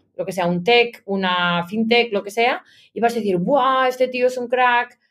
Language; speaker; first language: Spanish; native; Spanish